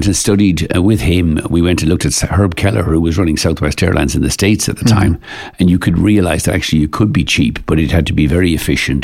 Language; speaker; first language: English; native; English